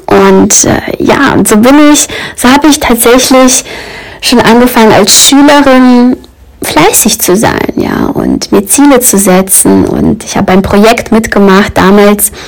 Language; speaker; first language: German; early bilingual, other home language; Russian